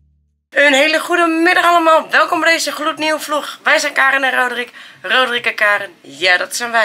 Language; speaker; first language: Dutch; native; Dutch